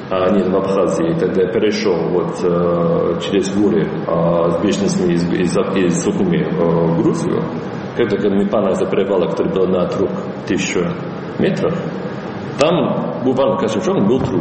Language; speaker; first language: Russian; non-native, fluent; English